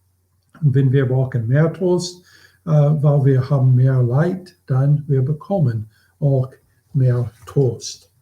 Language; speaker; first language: German; non-native, fluent; English